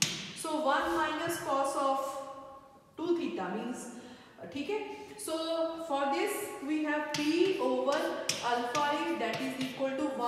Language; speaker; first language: English; non-native, local second language; Hindi